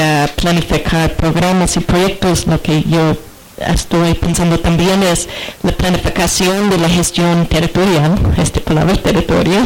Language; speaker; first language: Spanish; non-native, fluent; English